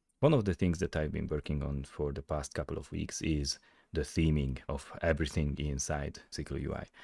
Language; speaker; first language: English; non-native, fluent; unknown